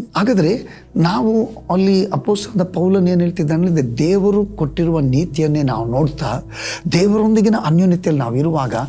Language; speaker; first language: Kannada; native; Kannada